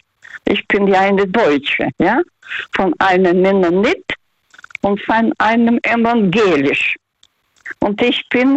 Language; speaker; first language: German; non-native, fluent; Russian